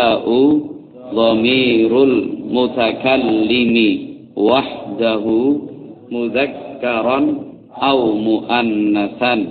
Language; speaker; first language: Arabic; non-native, fluent; Javanese